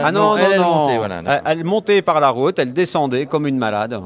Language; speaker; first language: French; native; French